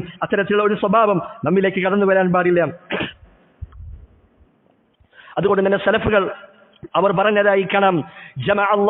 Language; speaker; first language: Malayalam; native; Malayalam